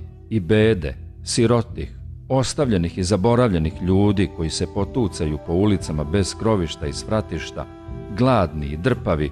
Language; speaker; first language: Serbian; native; Serbian